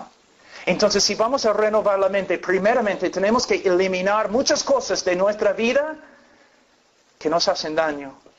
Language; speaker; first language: Spanish; non-native, fluent; English